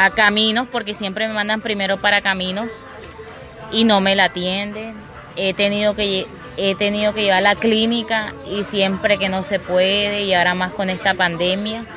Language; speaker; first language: Spanish; non-native, local second language; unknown